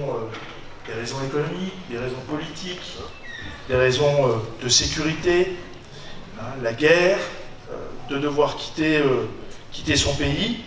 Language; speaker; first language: French; native; French